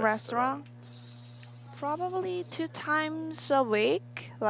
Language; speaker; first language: English; non-native, learner; Korean